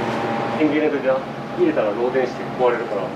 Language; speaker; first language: Japanese; native; Japanese